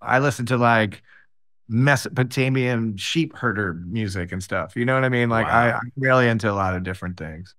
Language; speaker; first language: English; native; English